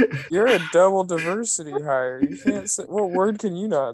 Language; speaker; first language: English; native; English